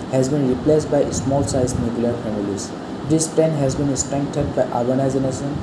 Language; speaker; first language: English; non-native, local second language; Assamese